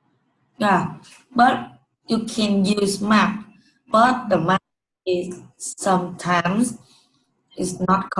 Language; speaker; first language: English; non-native, learner; Vietnamese